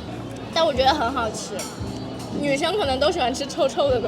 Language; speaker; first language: Chinese; native; Chinese